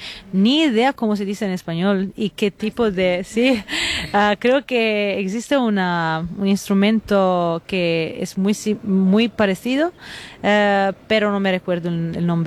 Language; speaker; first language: Spanish; non-native, fluent; Italian